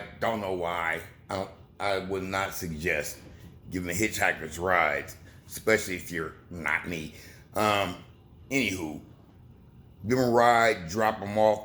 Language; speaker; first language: English; native; English